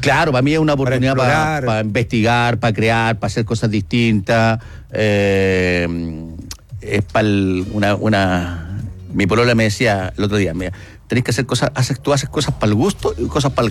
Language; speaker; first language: Spanish; native; Spanish